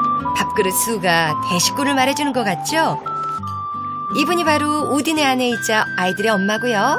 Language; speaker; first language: Korean; native; Korean